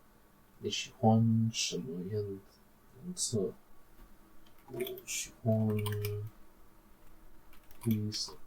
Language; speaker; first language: Chinese; non-native, learner; English